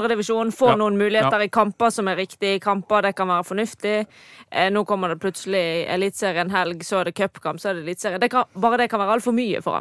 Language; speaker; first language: Norwegian; native; Norwegian